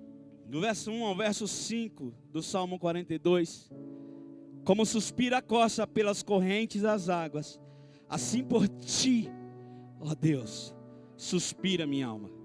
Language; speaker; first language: Portuguese; native; Portuguese